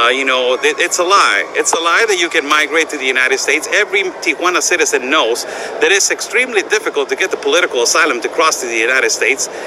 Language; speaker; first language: English; non-native, fluent; Spanish